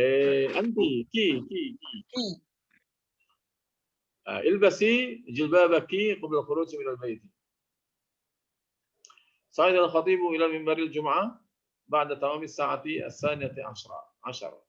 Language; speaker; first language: Arabic; non-native, fluent; Indonesian